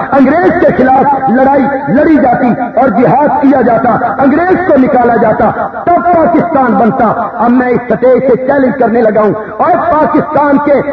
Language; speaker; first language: Urdu; non-native, local second language; Punjabi